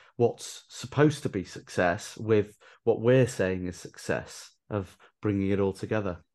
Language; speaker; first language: English; native; English